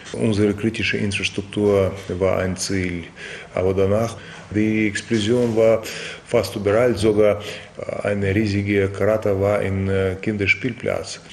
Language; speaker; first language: German; non-native, fluent; Russian